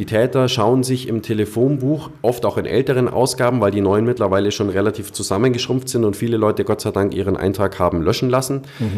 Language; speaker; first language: German; native; German